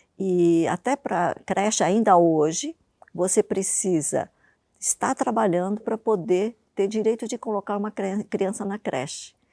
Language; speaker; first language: Portuguese; early bilingual, other home language; Japanese